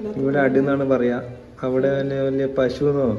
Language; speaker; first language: Malayalam; native; Malayalam